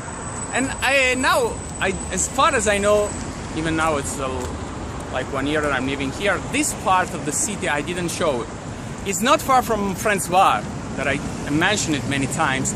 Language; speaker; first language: English; non-native, fluent; Italian